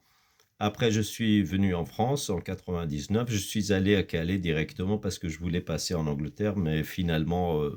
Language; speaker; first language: French; non-native, fluent; Kurdish